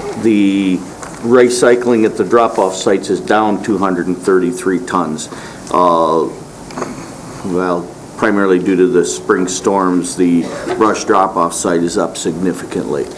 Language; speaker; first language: English; native; English